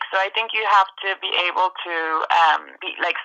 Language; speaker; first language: English; native; English